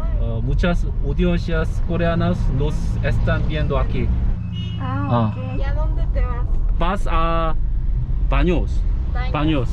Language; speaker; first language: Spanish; non-native, learner; Korean